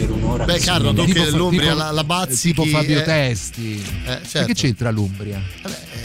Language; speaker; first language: Italian; native; Italian